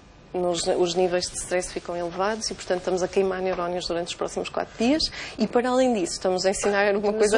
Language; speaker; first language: Portuguese; native; Portuguese